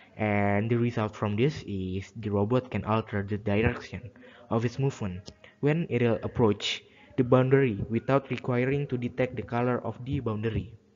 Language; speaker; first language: English; non-native, learner; Indonesian